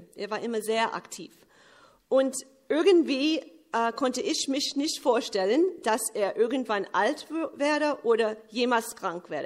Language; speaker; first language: German; early bilingual, heritage; English